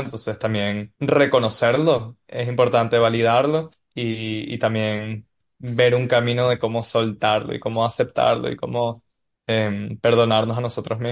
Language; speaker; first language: Spanish; native; Spanish